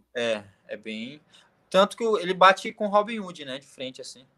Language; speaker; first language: Portuguese; native; Portuguese